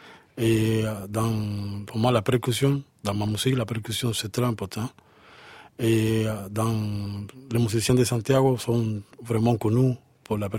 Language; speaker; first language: French; non-native, learner; Spanish